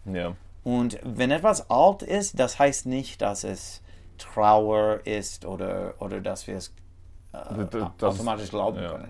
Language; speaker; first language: German; non-native, learner; English